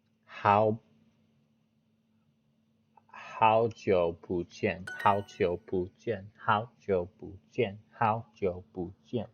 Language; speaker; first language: Chinese; non-native, learner; English